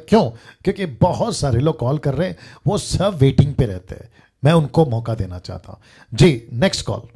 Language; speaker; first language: Hindi; native; Hindi